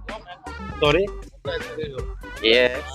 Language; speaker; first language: English; non-native, fluent; Turkish